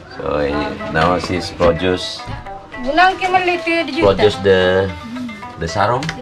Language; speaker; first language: English; non-native, learner; Indonesian